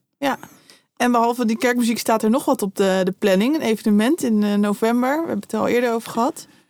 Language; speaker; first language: Dutch; native; Dutch